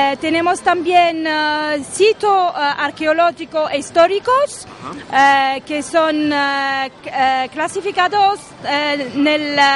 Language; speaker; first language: Spanish; non-native, local second language; Arabic